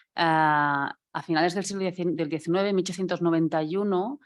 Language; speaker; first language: Spanish; non-native, local second language; Catalan